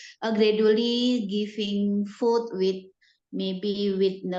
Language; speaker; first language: English; non-native, learner; Indonesian